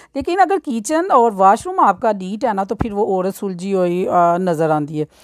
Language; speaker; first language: Urdu; non-native, local second language; Punjabi